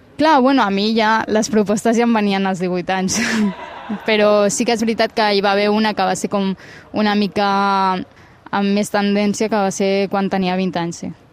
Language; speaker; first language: Catalan; early bilingual, other home language; Punjabi